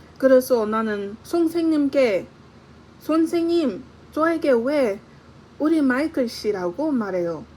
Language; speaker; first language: Korean; non-native, learner; English